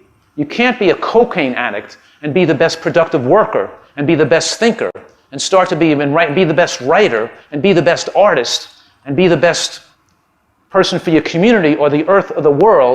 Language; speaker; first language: English; native; English